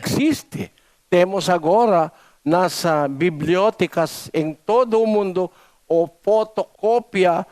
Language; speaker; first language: Portuguese; non-native, learner; Filipino